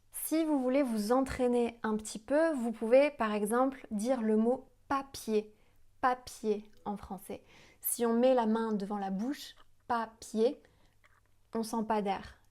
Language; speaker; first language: French; native; French